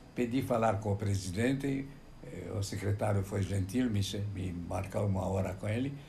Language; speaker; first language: Portuguese; non-native, fluent; Romanian